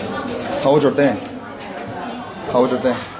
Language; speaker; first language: English; non-native, learner; Korean